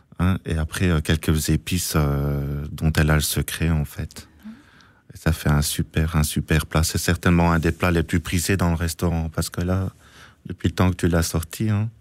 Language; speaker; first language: French; native; French